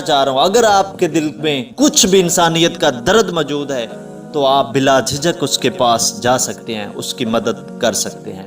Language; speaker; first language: Urdu; native; Urdu